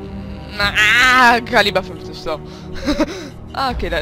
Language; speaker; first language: German; native; German